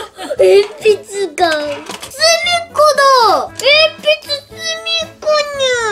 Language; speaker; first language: Japanese; native; Japanese